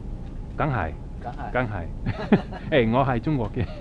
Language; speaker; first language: Cantonese; non-native, learner; English